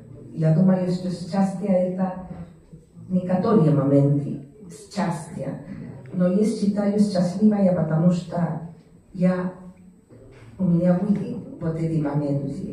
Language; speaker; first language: Russian; non-native, learner; Spanish